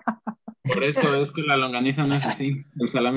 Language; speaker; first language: Spanish; native; Spanish